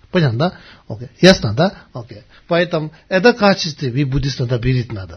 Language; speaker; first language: Russian; non-native, learner; Tibetan